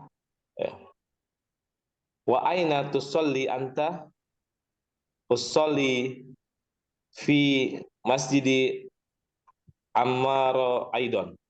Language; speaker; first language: Arabic; non-native, learner; Indonesian